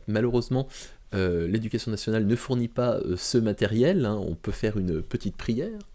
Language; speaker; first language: French; native; French